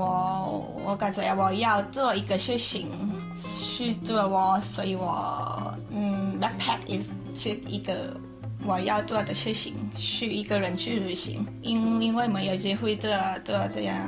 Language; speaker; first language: Chinese; non-native, learner; Thai